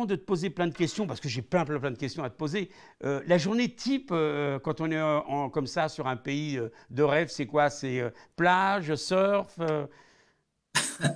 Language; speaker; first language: French; native; French